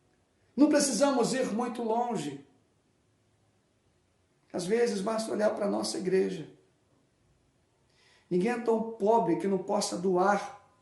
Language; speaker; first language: Portuguese; native; Portuguese